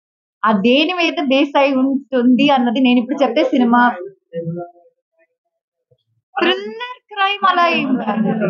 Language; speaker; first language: Telugu; non-native, local second language; Malayalam